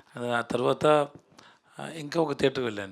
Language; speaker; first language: Telugu; non-native, learner; Tamil